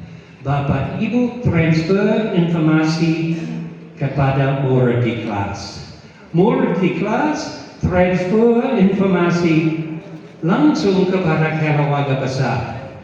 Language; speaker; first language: Indonesian; non-native, fluent; English